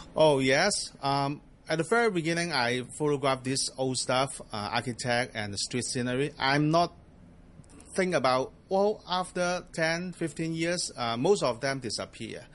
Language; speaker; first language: English; non-native, local second language; Cantonese